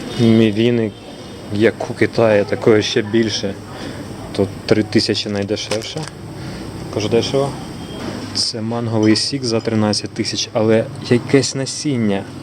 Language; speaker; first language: Ukrainian; non-native, local second language; Russian